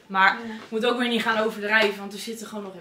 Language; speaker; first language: Dutch; native; Dutch